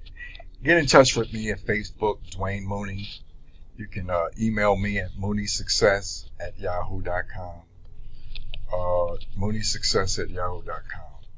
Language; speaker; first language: English; native; English